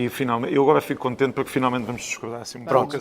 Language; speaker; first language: Portuguese; native; Portuguese